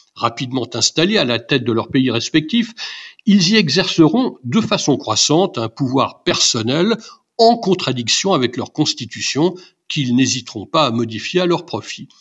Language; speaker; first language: French; native; French